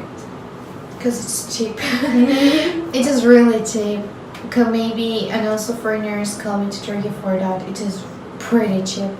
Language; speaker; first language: English; non-native, learner; Turkish